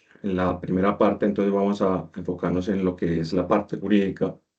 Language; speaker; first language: Spanish; native; Spanish